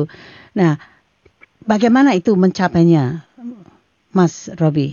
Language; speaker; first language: Indonesian; native; Indonesian